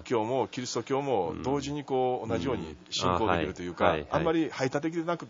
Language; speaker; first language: Japanese; native; Japanese